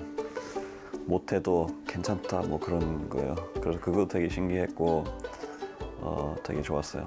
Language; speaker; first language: Korean; non-native, fluent; English